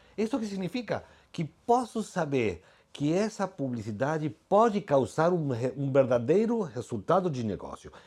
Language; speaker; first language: Portuguese; non-native, fluent; Spanish